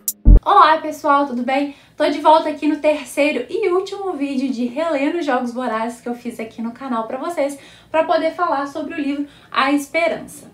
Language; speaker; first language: Portuguese; native; Portuguese